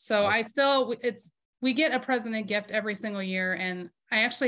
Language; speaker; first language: English; native; English